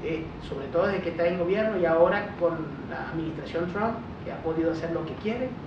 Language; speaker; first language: Spanish; native; Spanish